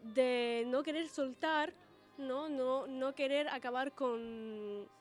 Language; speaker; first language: Spanish; early bilingual, other home language; Italian